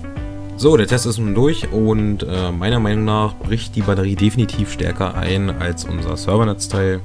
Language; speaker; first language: German; native; German